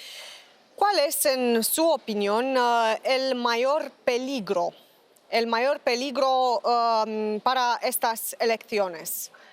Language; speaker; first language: Spanish; non-native, fluent; Romanian